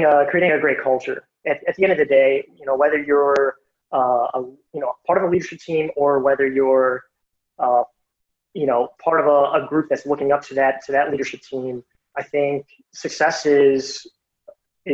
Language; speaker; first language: English; native; English